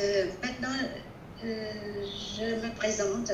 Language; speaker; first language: French; non-native, local second language; Vietnamese